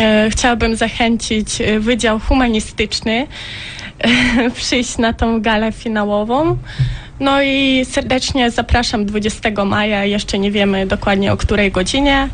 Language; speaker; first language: Polish; non-native, fluent; Ukrainian